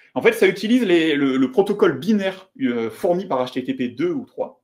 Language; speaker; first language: French; native; French